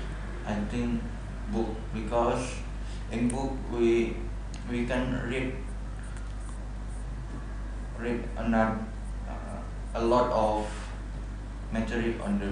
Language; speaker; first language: English; non-native, learner; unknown